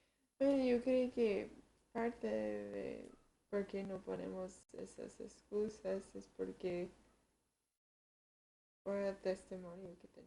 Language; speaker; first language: Spanish; early bilingual, heritage; Spanish